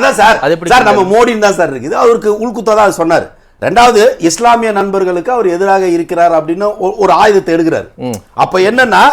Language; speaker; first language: Tamil; native; Tamil